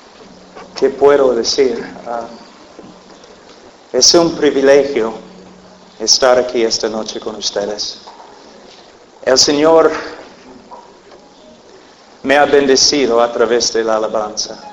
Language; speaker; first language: Spanish; non-native, fluent; English